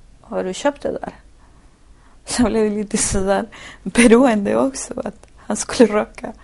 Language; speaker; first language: Swedish; non-native, fluent; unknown